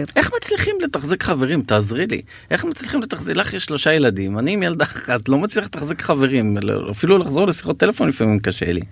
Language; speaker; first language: Hebrew; native; Hebrew